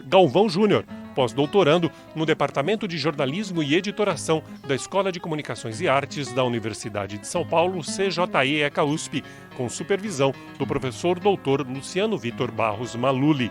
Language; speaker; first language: Portuguese; native; Portuguese